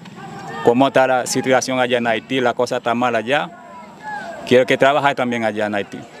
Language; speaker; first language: Spanish; non-native, fluent; Haitian Creole